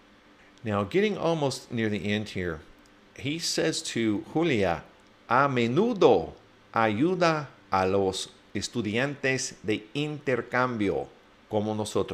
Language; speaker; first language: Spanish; non-native, fluent; English